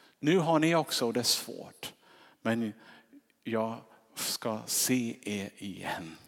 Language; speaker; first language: Swedish; non-native, fluent; English